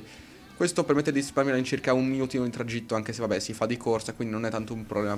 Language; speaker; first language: Italian; native; Italian